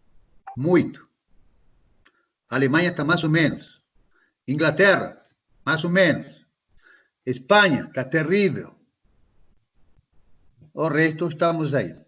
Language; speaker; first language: Portuguese; non-native, fluent; Spanish